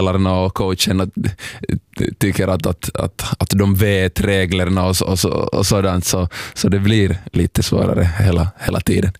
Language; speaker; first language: Swedish; non-native, local second language; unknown